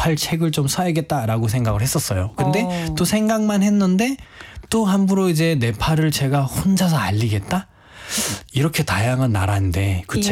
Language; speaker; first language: Korean; non-native, fluent; Nepali